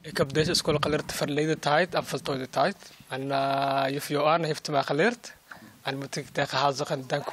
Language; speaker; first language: Dutch; non-native, learner; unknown